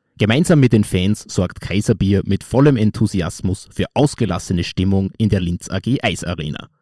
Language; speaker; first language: German; native; German